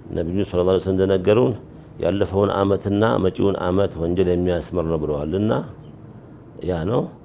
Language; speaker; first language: Amharic; native; Amharic